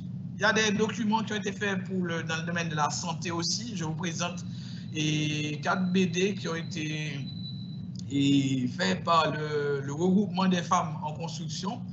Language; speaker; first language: French; non-native, local second language; Haitian Creole